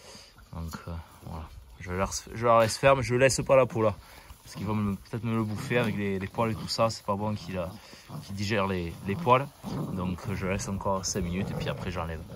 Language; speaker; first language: French; native; French